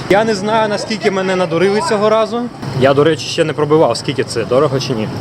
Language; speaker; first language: Ukrainian; non-native, local second language; Russian